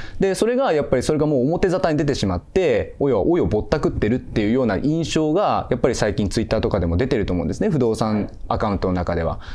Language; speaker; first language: Japanese; native; Japanese